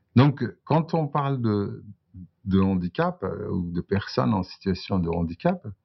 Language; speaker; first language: French; non-native, local second language; Arabic